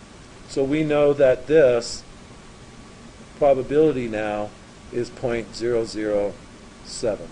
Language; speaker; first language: English; native; English